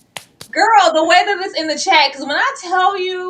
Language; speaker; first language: English; native; English